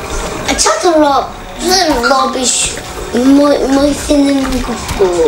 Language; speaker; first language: Polish; early bilingual, heritage; Polish